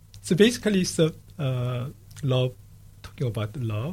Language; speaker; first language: English; non-native, fluent; Korean